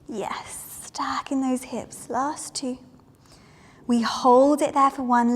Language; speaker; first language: English; native; English